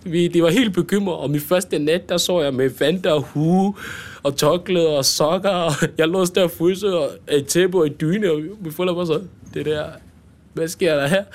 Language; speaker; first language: Danish; early bilingual, other home language; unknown